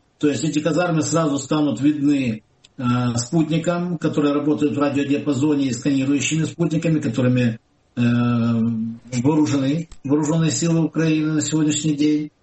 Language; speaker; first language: Russian; non-native, local second language; Ukrainian